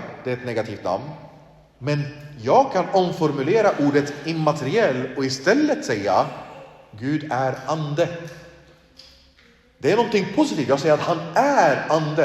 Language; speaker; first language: Swedish; early bilingual, other home language; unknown